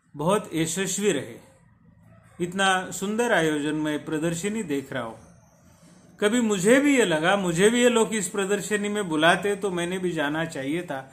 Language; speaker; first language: Hindi; non-native, local second language; Marathi